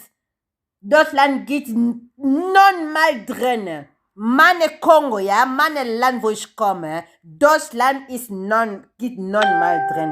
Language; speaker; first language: German; non-native, learner; Lingala